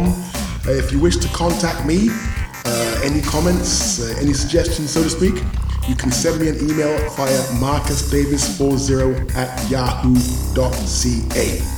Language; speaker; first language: English; native; English